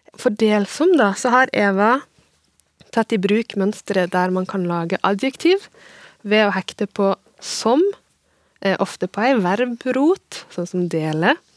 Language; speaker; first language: Norwegian; native; Norwegian